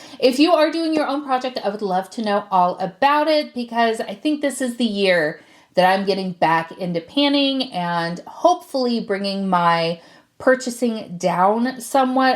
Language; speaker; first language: English; native; English